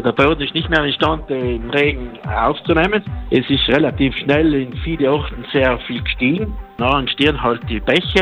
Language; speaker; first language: German; native; German